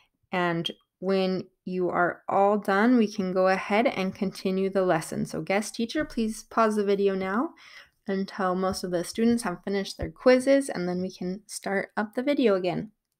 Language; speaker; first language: English; native; English